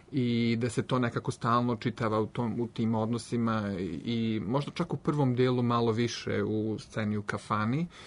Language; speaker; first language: Serbian; native; Serbian